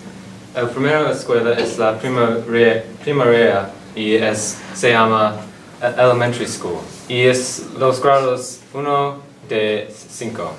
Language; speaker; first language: Spanish; non-native, learner; English